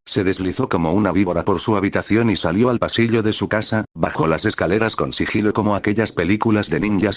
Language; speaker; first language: Spanish; native; Spanish